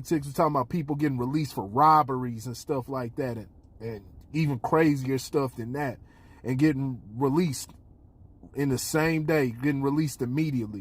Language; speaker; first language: English; native; English